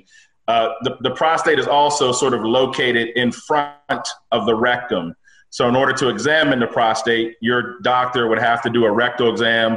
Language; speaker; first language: English; native; English